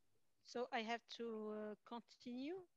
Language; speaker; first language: English; non-native, fluent; Arabic